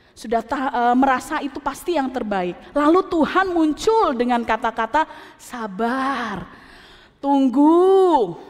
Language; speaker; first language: Indonesian; native; Indonesian